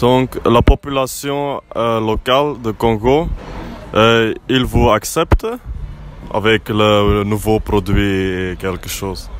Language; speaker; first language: French; non-native, learner; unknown